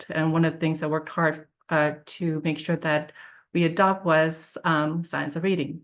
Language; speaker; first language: English; early bilingual, other home language; Korean